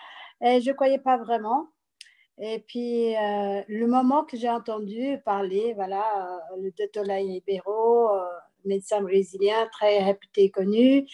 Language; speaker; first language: French; non-native, fluent; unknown